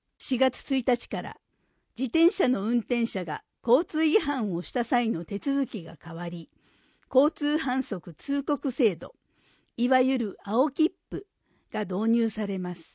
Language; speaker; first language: Japanese; native; Japanese